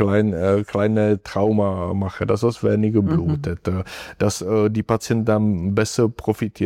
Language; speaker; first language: German; non-native, fluent; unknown